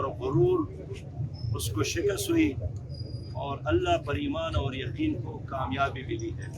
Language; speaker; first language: Urdu; non-native, local second language; Pashto